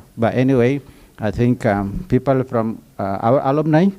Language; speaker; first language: English; non-native, fluent; Indonesian